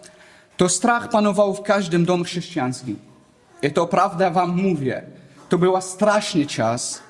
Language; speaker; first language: Polish; non-native, learner; Arabic